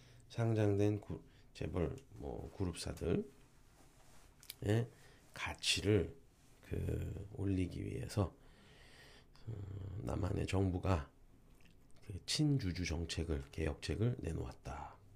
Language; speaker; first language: Korean; native; Korean